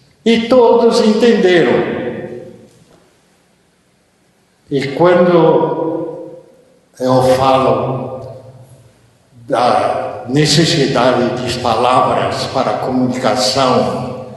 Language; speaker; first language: Portuguese; early bilingual, other home language; Japanese